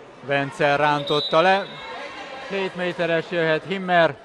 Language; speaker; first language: Hungarian; native; Hungarian